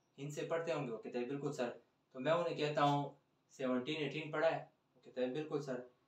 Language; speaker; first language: Hindi; non-native, local second language; Punjabi